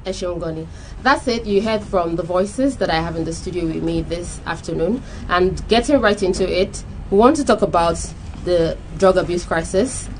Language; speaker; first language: English; non-native, local second language; Yoruba